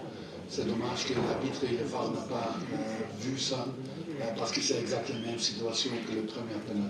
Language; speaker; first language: French; non-native, fluent; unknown